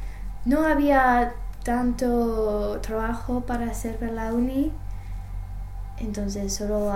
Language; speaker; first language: Spanish; non-native, learner; English